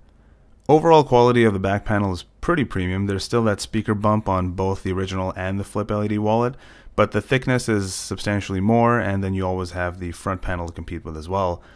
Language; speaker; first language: English; native; English